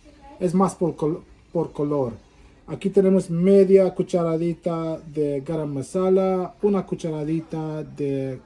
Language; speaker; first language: Spanish; non-native, fluent; Sylheti